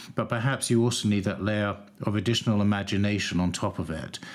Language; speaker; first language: English; native; English